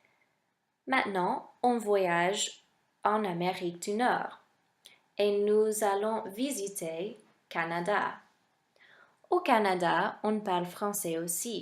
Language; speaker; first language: French; non-native, fluent; English